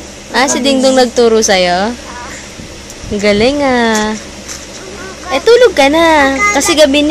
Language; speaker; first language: Filipino; native; Filipino